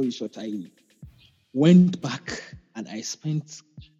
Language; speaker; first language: English; non-native, local second language; Hausa